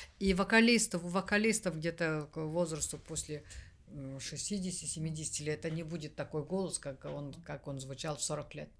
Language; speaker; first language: Russian; non-native, local second language; Kazakh